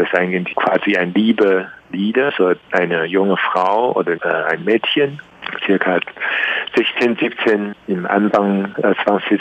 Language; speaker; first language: German; non-native, learner; Chinese